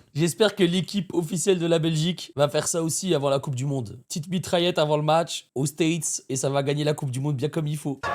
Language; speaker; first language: French; native; French